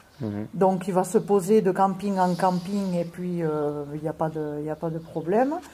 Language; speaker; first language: French; native; French